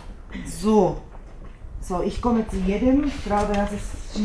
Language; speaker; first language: German; non-native, learner; Japanese